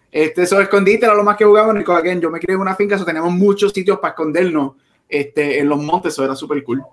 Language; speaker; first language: Spanish; native; Spanish